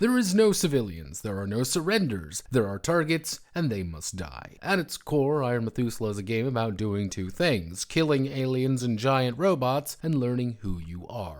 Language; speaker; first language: English; native; English